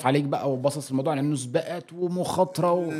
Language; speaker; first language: Arabic; native; Arabic